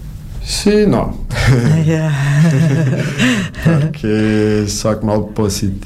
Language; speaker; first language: Catalan; non-native, learner; Portuguese